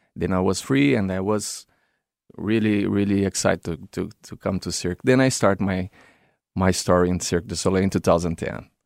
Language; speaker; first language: English; non-native, fluent; Portuguese